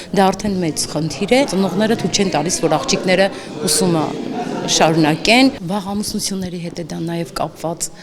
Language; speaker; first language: Armenian; non-native, local second language; Kurdish